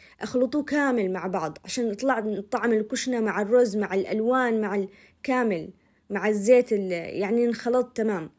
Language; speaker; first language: Arabic; native; Arabic